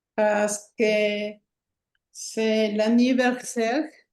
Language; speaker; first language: French; non-native, learner; Spanish